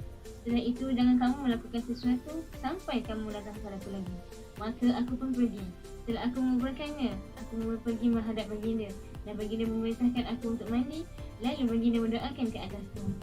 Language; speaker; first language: Malay; native; Malay